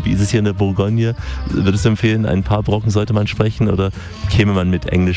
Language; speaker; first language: German; native; German